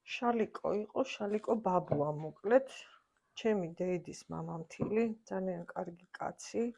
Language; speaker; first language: Georgian; native; Georgian